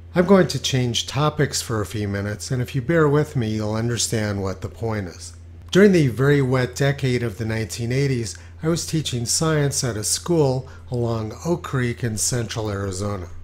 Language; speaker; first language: English; native; English